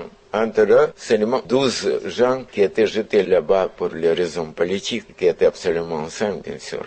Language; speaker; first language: French; non-native, fluent; Russian